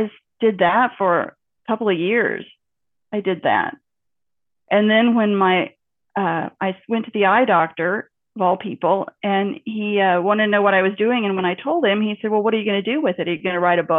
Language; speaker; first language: English; native; English